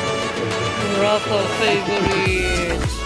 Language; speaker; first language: English; non-native, learner; Filipino